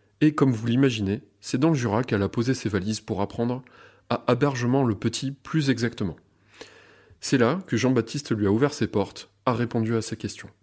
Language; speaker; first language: French; native; French